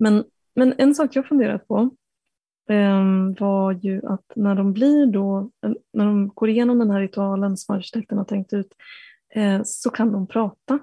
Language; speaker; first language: Swedish; native; Swedish